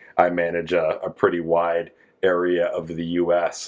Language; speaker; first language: English; native; English